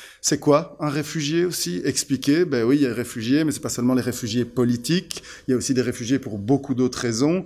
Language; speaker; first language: French; native; French